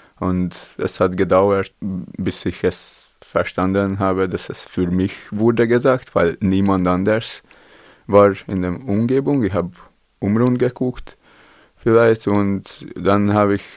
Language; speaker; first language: German; non-native, learner; Latvian